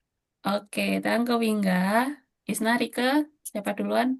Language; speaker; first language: Indonesian; native; Indonesian